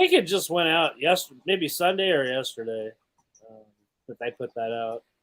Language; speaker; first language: English; native; English